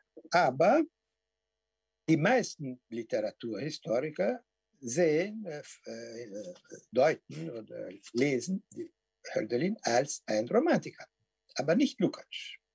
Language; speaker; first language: German; non-native, fluent; Portuguese